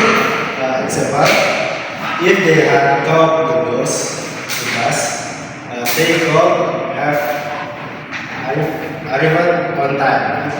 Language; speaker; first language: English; non-native, learner; Indonesian